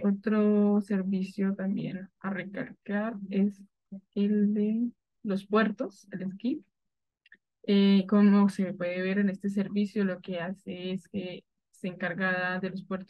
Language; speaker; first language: Spanish; native; Spanish